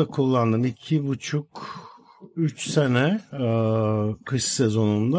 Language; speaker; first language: Turkish; native; Turkish